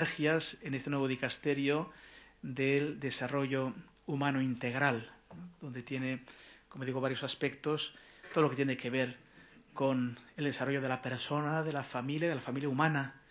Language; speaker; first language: Spanish; native; Spanish